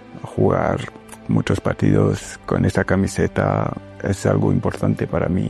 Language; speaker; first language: Spanish; non-native, fluent; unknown